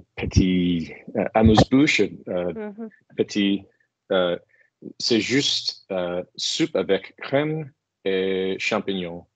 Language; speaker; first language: French; non-native, fluent; English